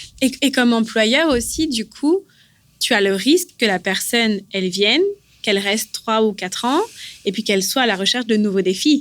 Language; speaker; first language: French; native; French